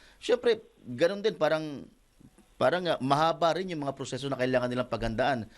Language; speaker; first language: Filipino; native; Filipino